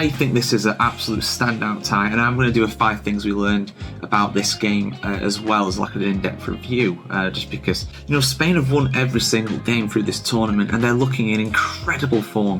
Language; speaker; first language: English; native; English